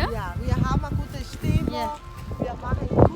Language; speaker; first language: German; non-native, learner; Spanish